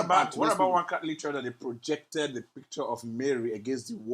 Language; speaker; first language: English; non-native, local second language; Yoruba